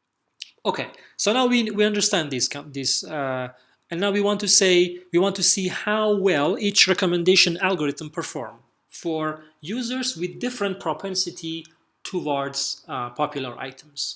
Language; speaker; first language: English; non-native, fluent; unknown